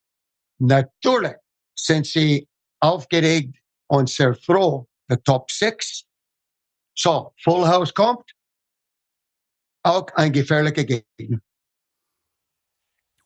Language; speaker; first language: German; non-native, fluent; English